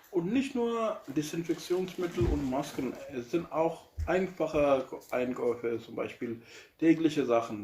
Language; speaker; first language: German; non-native, learner; Urdu